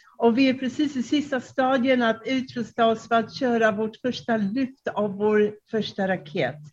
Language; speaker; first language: Swedish; non-native, fluent; Czech